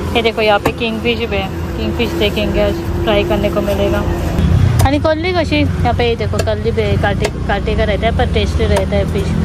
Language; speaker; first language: Hindi; non-native, local second language; Konkani